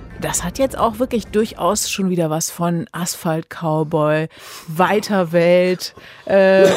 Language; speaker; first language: German; native; German